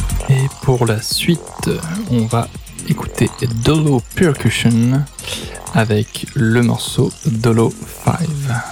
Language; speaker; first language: French; native; French